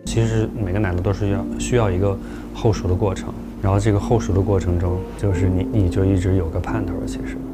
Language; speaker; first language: Chinese; native; Chinese